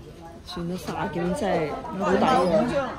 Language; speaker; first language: Chinese; native; Chinese